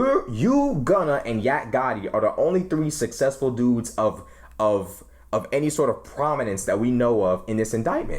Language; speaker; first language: English; native; English